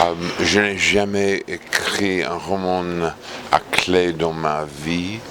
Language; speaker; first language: French; non-native, fluent; English